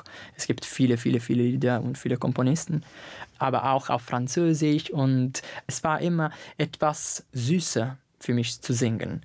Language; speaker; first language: German; non-native, fluent; Italian